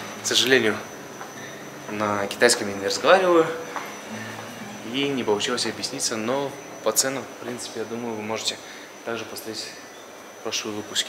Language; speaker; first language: Russian; native; Russian